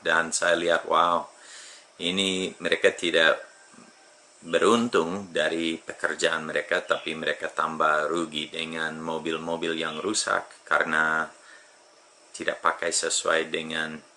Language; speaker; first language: Indonesian; non-native, fluent; English